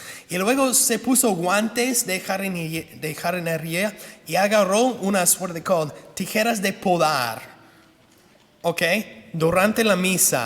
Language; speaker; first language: Spanish; non-native, fluent; English